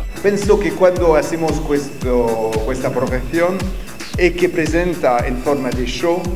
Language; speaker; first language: Spanish; non-native, learner; French